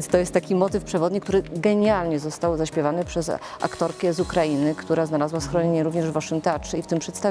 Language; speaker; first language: Polish; native; Polish